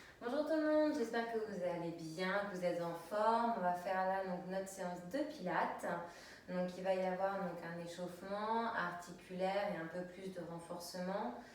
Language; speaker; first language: French; native; French